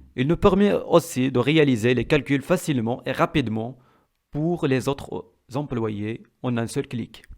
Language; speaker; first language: French; non-native, local second language; Arabic